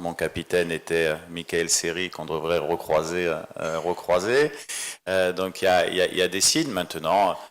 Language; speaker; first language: French; native; French